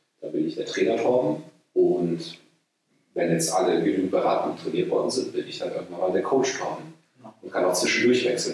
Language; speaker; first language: German; native; German